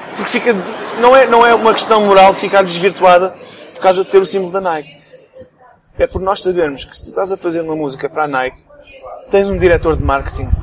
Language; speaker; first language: Portuguese; early bilingual, other home language; English